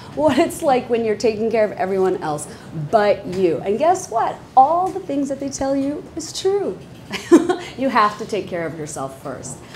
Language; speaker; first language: English; non-native, local second language; Bangla